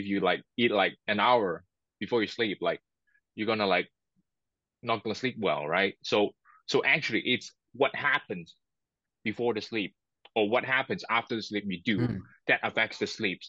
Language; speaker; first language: English; non-native, local second language; Cantonese